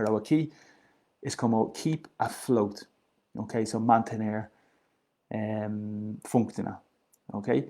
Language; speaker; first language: Spanish; non-native, learner; English